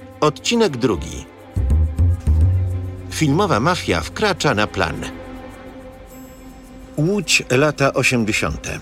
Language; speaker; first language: Polish; native; Polish